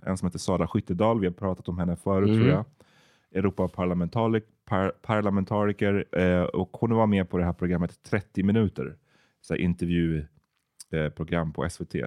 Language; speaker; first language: Swedish; native; Swedish